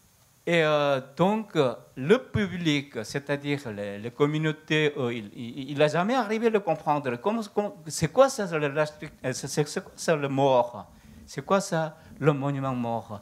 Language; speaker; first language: French; non-native, learner; Korean